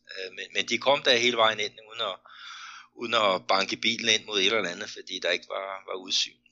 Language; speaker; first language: Danish; native; Danish